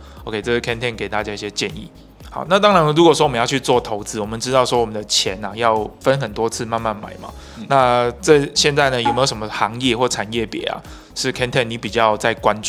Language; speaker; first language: Chinese; native; Chinese